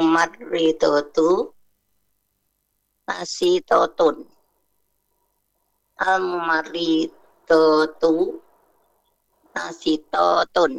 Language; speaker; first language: Arabic; non-native, learner; Indonesian